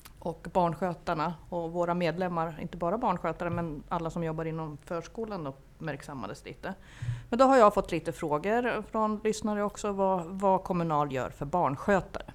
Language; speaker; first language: Swedish; native; Swedish